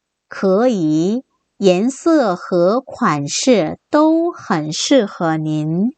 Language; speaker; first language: Chinese; non-native, fluent; Korean